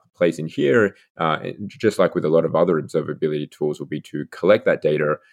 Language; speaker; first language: English; native; English